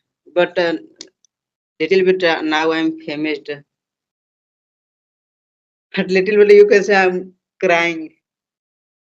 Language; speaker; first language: English; non-native, learner; Hindi